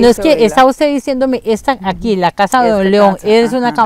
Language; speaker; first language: Spanish; native; Spanish